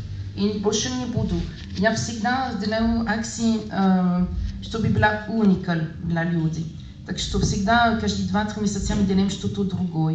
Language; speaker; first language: Russian; non-native, learner; French